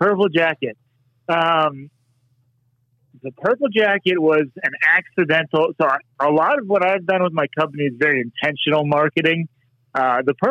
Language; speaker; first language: English; native; English